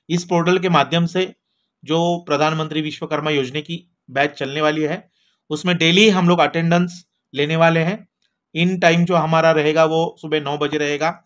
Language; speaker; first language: Hindi; non-native, local second language; Marathi